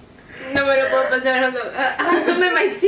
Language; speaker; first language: Spanish; early bilingual, heritage; Spanish